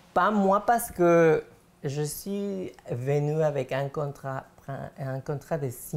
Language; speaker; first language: French; non-native, fluent; Spanish